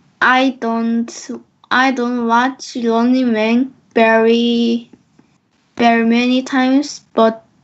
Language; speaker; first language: English; non-native, learner; Korean